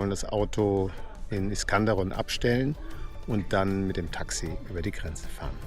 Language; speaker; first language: German; native; German